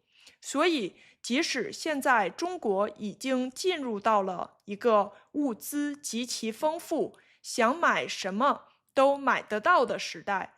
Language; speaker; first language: Chinese; native; Chinese